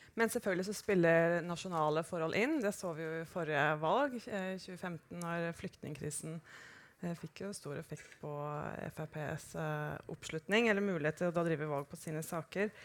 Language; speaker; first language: Norwegian; native; Norwegian